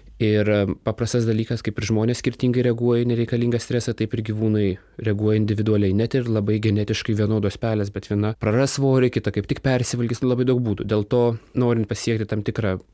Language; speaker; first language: Lithuanian; native; Lithuanian